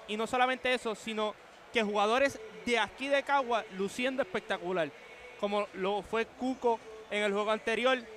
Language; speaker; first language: Spanish; native; Spanish